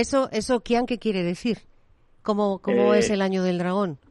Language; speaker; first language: Spanish; native; Spanish